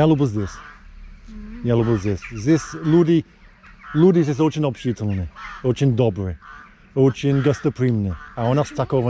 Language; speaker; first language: Russian; non-native, learner; English